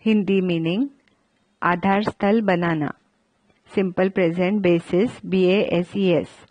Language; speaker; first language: Hindi; non-native, local second language; Marathi